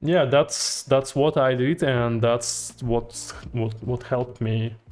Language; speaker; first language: English; non-native, fluent; Russian